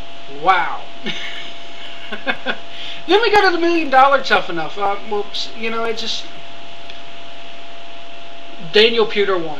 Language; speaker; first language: English; native; English